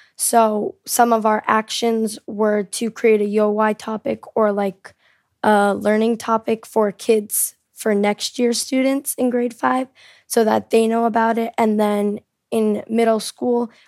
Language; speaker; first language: English; early bilingual, heritage; Korean